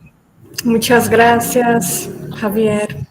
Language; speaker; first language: Spanish; non-native, learner; Portuguese